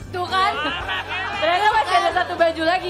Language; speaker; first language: Indonesian; native; Indonesian